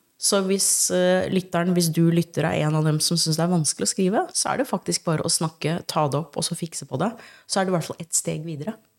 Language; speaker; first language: Norwegian; early bilingual, other home language; English